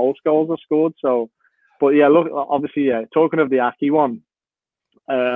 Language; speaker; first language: English; native; English